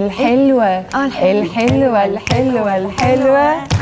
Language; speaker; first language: Arabic; native; Arabic